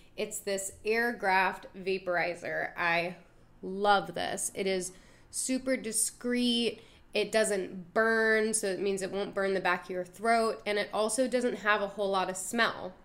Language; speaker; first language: English; native; English